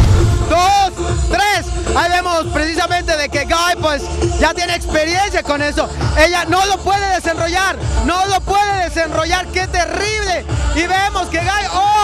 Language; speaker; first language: Spanish; native; Spanish